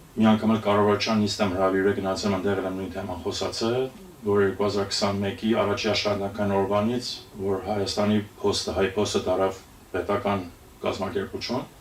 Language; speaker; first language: Armenian; early bilingual, heritage; Armenian